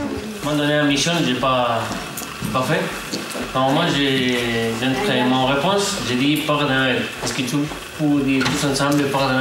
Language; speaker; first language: French; non-native, learner; Spanish